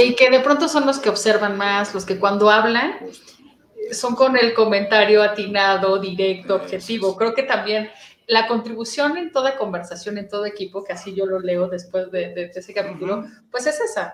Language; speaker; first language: Spanish; native; Spanish